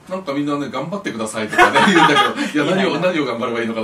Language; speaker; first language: Japanese; native; Japanese